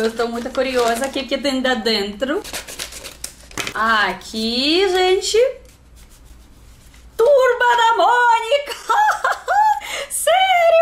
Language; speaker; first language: Portuguese; non-native, learner; Russian